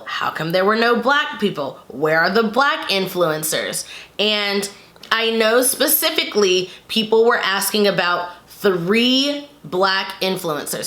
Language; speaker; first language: English; native; English